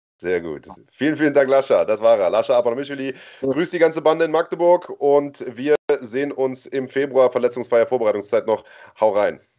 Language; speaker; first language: German; native; German